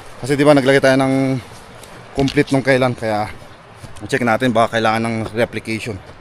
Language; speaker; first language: Filipino; non-native, local second language; Iloko